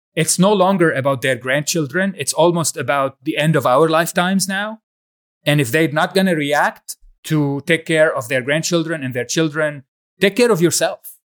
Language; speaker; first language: English; non-native, fluent; Arabic